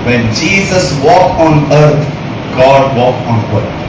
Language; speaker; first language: English; non-native, local second language; Hindi